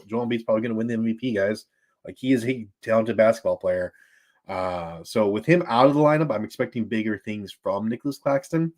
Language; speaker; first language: English; native; English